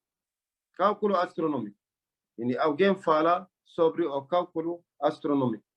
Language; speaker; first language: Portuguese; non-native, learner; Arabic